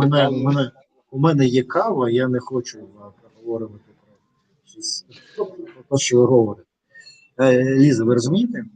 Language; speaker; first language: Ukrainian; non-native, learner; Russian